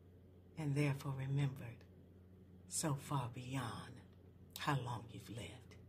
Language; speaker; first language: English; native; English